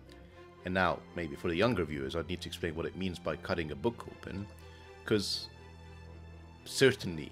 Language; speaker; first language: English; native; English